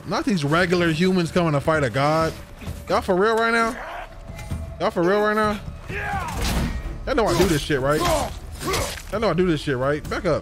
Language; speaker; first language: English; native; English